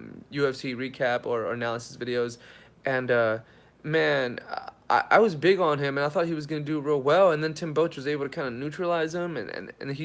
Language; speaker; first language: English; native; English